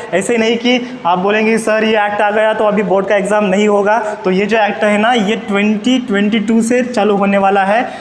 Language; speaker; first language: Hindi; non-native, local second language; Marathi